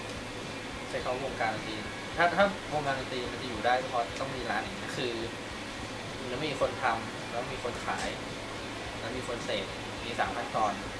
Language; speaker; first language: Thai; native; Thai